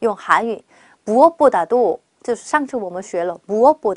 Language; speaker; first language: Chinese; non-native, fluent; Korean